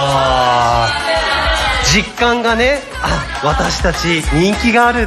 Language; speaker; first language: Japanese; native; Japanese